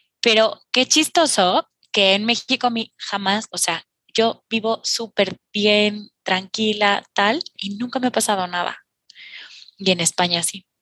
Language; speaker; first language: Spanish; native; Spanish